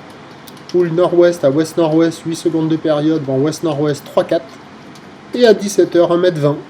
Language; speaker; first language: French; native; French